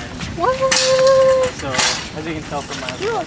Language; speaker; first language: English; native; English